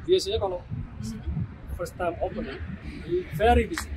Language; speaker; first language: English; non-native, learner; Indonesian